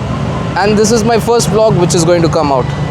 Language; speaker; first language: English; non-native, local second language; Telugu